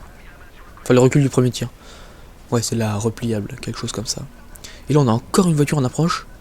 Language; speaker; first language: French; native; French